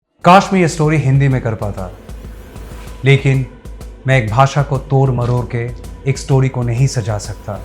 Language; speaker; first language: Hindi; non-native, local second language; Bangla